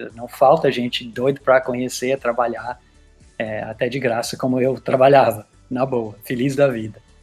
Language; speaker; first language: Portuguese; non-native, fluent; English